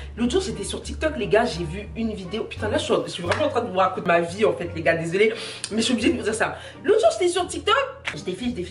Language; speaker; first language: French; native; French